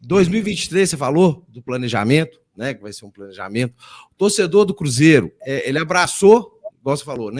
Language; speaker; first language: Portuguese; native; Portuguese